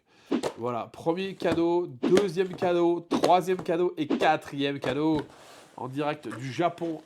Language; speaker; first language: French; native; French